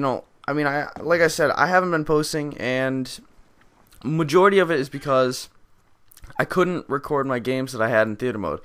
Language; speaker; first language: English; native; English